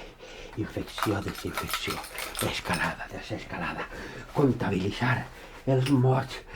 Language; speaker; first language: Catalan; native; Catalan